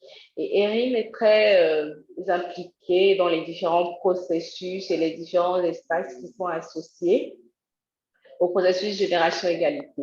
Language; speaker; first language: French; native; French